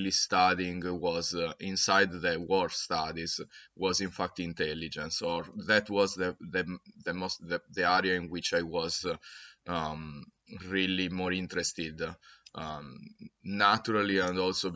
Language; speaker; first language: English; non-native, fluent; Italian